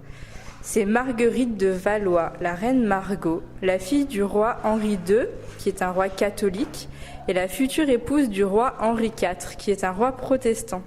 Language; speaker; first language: French; native; French